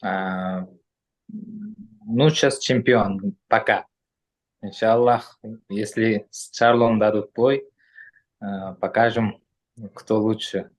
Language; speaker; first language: Russian; non-native, local second language; Uzbek